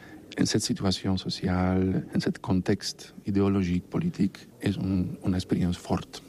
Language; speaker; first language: French; non-native, learner; Polish